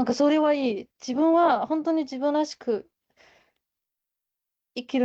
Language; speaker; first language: Japanese; non-native, fluent; Chinese